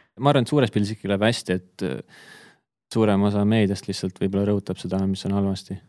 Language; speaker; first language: Estonian; native; Estonian